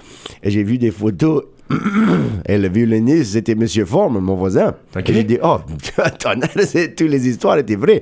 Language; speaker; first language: French; non-native, local second language; English